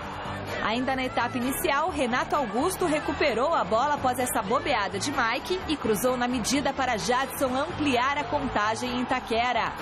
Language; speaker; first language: Portuguese; native; Portuguese